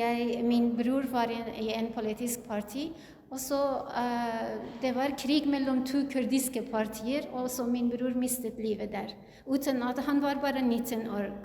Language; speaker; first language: Norwegian; non-native, learner; Kurdish